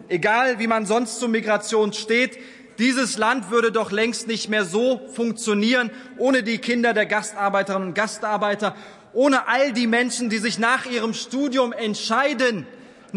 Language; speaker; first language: German; early bilingual, other home language; Turkish